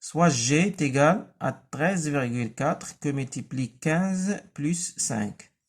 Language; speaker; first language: French; non-native, local second language; Arabic